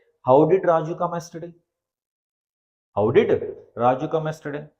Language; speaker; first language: English; non-native, local second language; Telugu